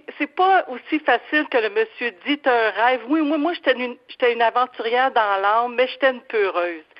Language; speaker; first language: French; native; French